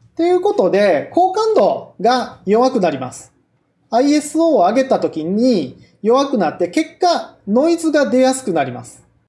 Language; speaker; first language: Japanese; native; Japanese